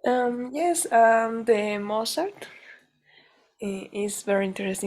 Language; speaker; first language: English; non-native, learner; Spanish